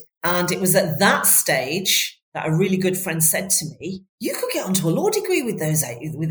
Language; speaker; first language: English; native; English